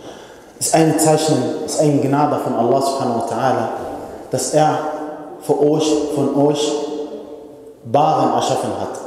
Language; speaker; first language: German; non-native, fluent; Arabic